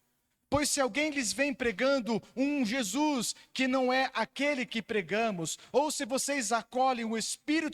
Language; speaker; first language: Portuguese; native; Portuguese